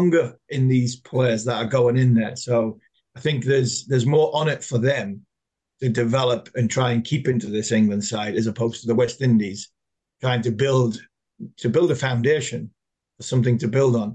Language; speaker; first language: English; native; English